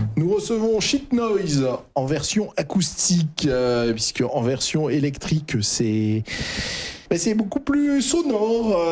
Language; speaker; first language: French; native; French